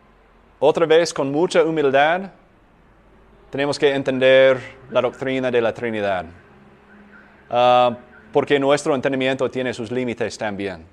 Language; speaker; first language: Spanish; non-native, fluent; English